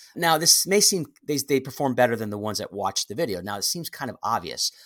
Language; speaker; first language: English; native; English